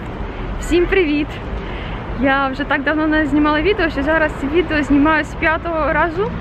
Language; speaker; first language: Ukrainian; native; Ukrainian